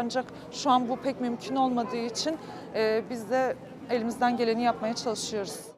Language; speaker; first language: Turkish; native; Turkish